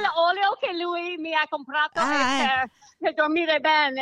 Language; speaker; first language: Italian; non-native, learner; English